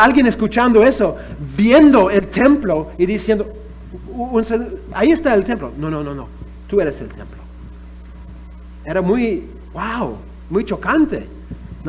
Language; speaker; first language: Spanish; non-native, fluent; English